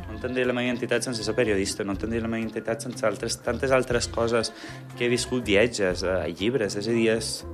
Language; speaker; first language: Catalan; native; Catalan